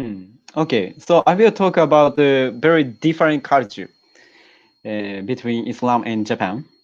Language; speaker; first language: English; non-native, learner; Japanese